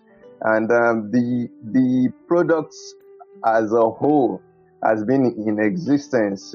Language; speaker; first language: English; non-native, local second language; Yoruba